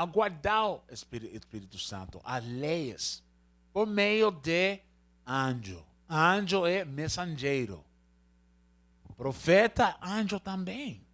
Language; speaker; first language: Portuguese; non-native, learner; Spanish